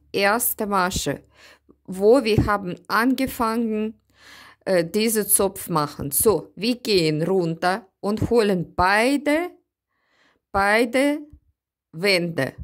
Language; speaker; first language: German; non-native, learner; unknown